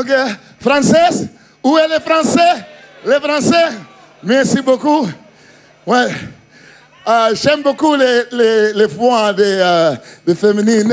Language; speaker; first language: Spanish; non-native, learner; Dutch